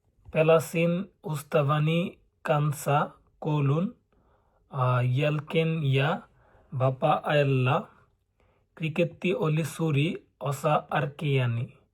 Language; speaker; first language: Finnish; non-native, learner; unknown